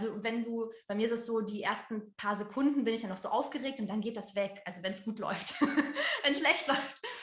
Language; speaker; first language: German; early bilingual, other home language; Russian